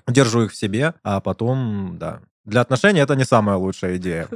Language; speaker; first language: Russian; native; Russian